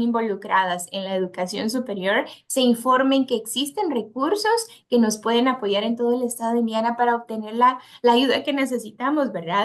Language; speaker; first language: Spanish; native; Spanish